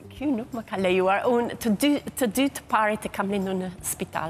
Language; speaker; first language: Albanian; non-native, fluent; English